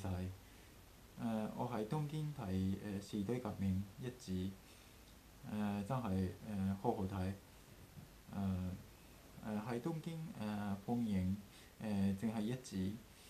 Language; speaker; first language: Cantonese; non-native, learner; Japanese